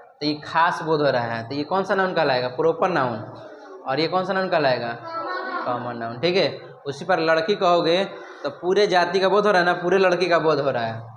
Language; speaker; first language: Hindi; native; Hindi